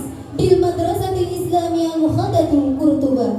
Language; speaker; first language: Arabic; non-native, learner; Indonesian